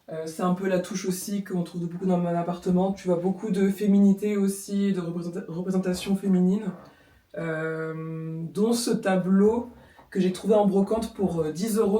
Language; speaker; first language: French; native; French